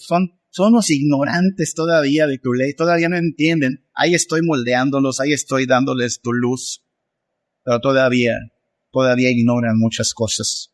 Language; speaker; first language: Spanish; native; Spanish